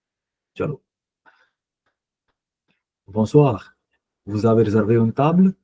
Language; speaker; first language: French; non-native, fluent; Punjabi